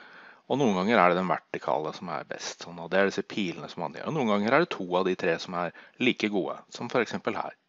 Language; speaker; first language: Norwegian; native; Norwegian